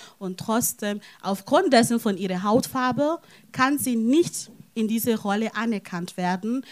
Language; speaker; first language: German; non-native, fluent; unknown